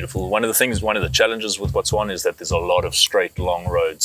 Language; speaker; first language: English; native; English